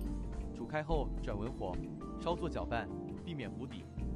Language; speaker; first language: Chinese; native; Chinese